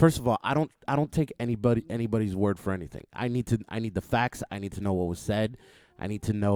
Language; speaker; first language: English; native; English